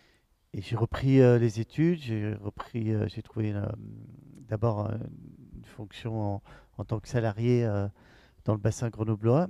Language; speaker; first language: French; native; French